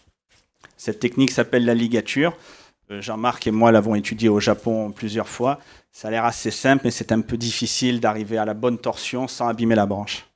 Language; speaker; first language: French; native; French